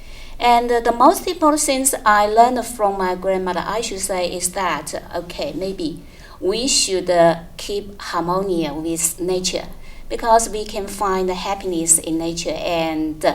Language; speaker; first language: English; non-native, fluent; Chinese